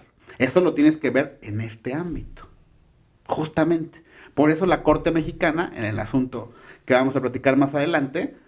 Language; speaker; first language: Spanish; native; Spanish